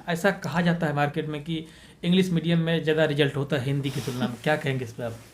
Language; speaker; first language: Hindi; native; Hindi